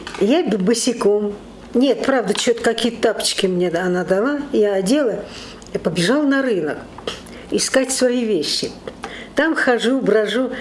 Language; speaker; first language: Russian; native; Russian